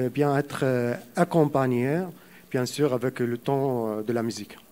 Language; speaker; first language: French; non-native, fluent; Arabic